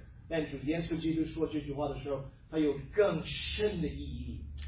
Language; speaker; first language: Chinese; non-native, fluent; English